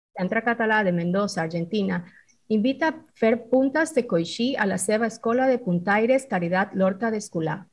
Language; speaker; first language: Catalan; non-native, fluent; Spanish